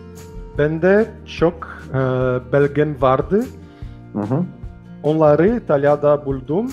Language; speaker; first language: Turkish; non-native, learner; Portuguese